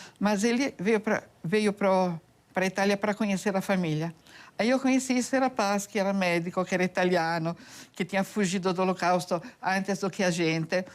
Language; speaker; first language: Portuguese; non-native, fluent; Italian